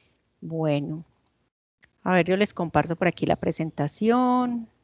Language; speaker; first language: Spanish; native; Spanish